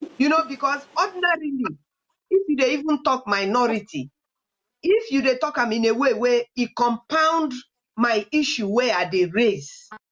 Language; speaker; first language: Nigerian Pidgin; non-native, local second language; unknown